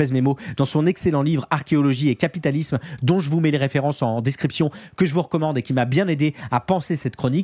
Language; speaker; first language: French; native; French